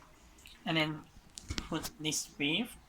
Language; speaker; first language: English; non-native, learner; Thai